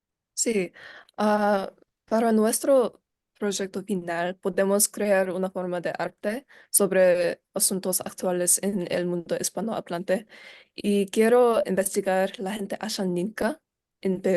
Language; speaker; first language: Spanish; non-native, learner; English